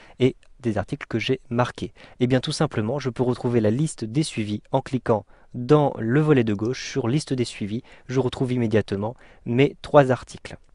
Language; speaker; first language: French; native; French